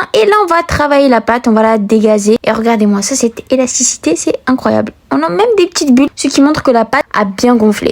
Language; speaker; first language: French; native; French